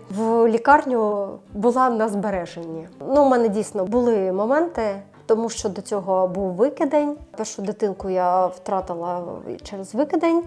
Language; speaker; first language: Ukrainian; non-native, local second language; Russian